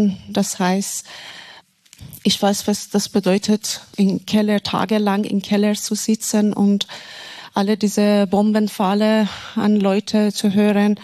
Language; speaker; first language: German; non-native, fluent; Persian